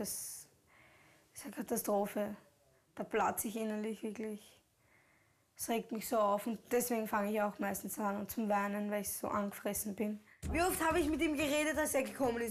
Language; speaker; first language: German; early bilingual, other home language; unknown